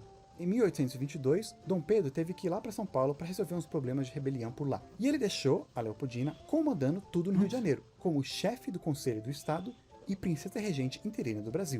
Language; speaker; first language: Portuguese; native; Portuguese